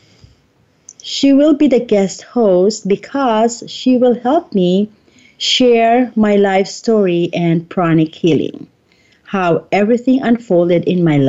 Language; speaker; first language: English; non-native, local second language; Filipino